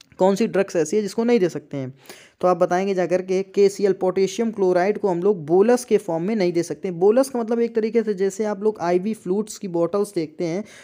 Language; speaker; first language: Hindi; native; Hindi